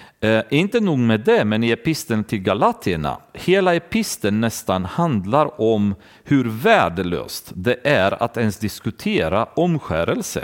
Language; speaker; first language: Swedish; non-native, fluent; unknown